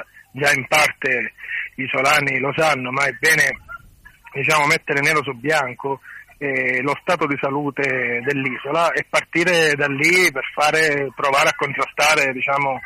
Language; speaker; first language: Italian; native; Italian